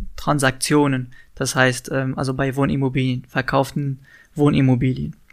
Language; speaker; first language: German; non-native, fluent; Arabic